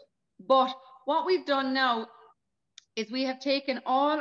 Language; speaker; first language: English; native; English